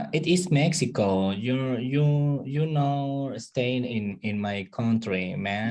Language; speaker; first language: English; non-native, learner; Spanish